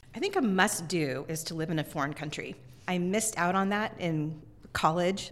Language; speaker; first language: English; native; English